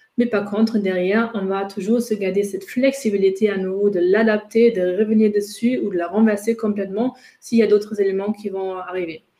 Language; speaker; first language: French; non-native, fluent; German